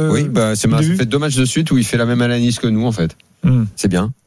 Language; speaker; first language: French; native; French